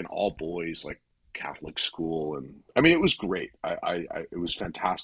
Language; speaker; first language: English; native; English